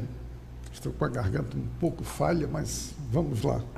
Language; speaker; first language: Portuguese; native; Portuguese